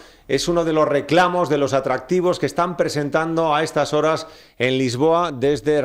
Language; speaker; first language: Spanish; native; Spanish